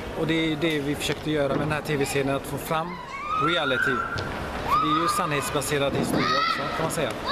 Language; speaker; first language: Swedish; early bilingual, other home language; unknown